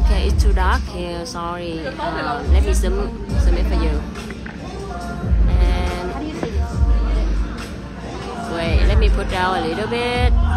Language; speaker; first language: English; non-native, learner; Vietnamese